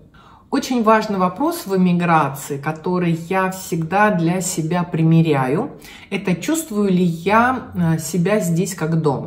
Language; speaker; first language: Russian; native; Russian